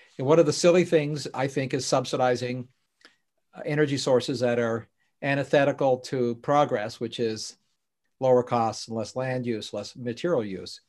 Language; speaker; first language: English; native; English